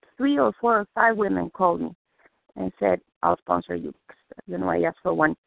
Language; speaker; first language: English; non-native, fluent; Spanish